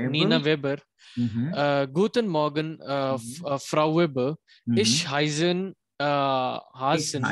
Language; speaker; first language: German; non-native, learner; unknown